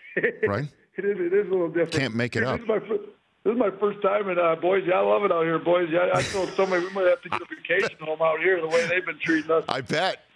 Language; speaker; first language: English; native; English